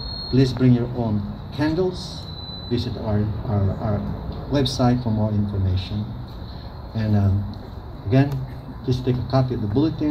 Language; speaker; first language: English; non-native, local second language; Filipino